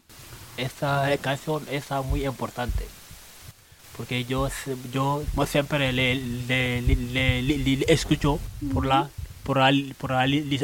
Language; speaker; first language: Spanish; non-native, learner; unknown